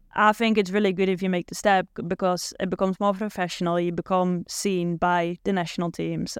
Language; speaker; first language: English; non-native, fluent; Dutch